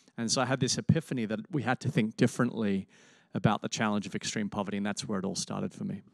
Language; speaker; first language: English; native; English